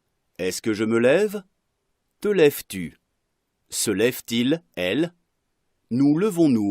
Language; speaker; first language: French; non-native, fluent; Arabic